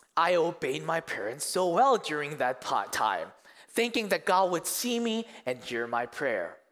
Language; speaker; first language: English; early bilingual, other home language; Korean